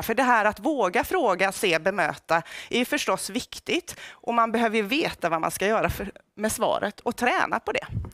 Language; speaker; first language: Swedish; native; Swedish